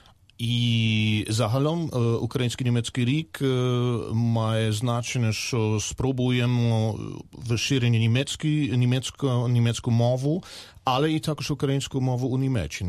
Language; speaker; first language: Ukrainian; non-native, learner; German